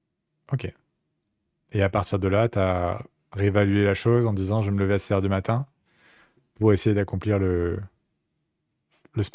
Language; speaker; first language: French; native; French